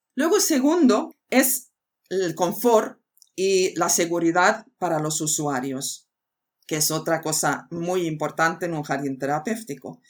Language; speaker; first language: Spanish; non-native, fluent; Swedish